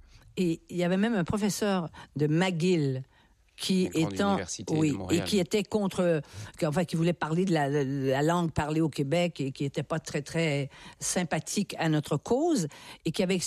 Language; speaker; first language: French; native; French